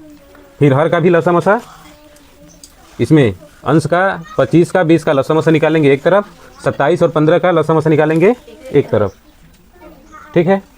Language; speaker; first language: Hindi; native; Hindi